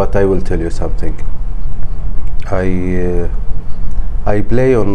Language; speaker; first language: English; non-native, learner; Arabic